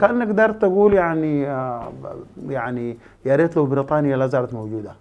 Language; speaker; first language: Arabic; native; Arabic